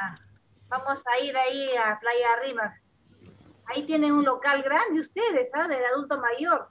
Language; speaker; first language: Spanish; native; Spanish